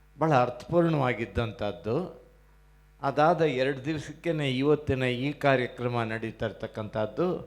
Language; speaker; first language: Kannada; non-native, local second language; Telugu